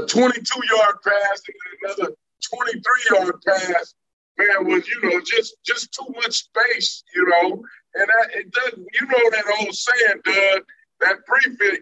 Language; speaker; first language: English; native; English